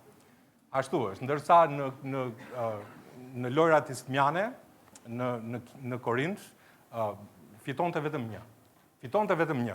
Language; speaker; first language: Albanian; native; Albanian